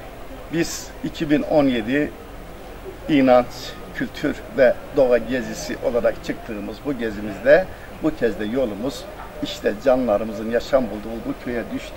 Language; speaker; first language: Turkish; native; Turkish